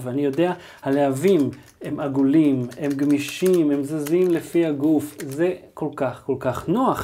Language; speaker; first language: Hebrew; native; Hebrew